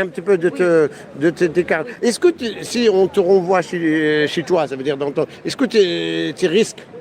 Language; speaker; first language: French; native; French